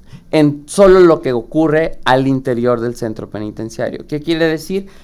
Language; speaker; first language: Spanish; native; Spanish